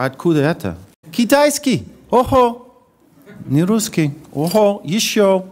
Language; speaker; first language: Russian; non-native, fluent; English